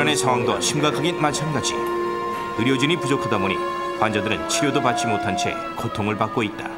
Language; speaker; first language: Korean; native; Korean